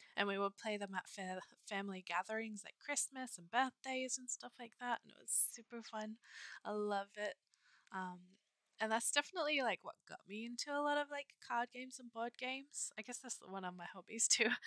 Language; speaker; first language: English; native; English